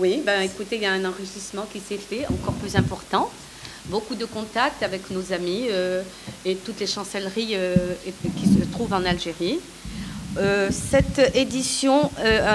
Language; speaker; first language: French; non-native, local second language; Arabic